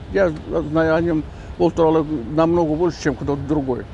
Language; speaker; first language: Russian; non-native, local second language; Kazakh